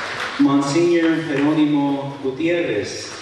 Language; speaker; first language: Spanish; native; Spanish